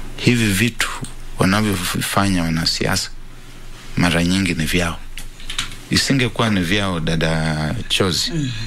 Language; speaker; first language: Swahili; non-native, local second language; Luyia